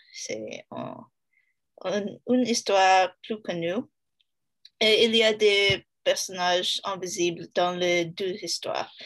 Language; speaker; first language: French; non-native, learner; English